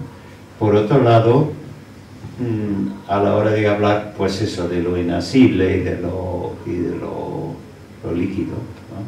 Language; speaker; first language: Spanish; non-native, fluent; English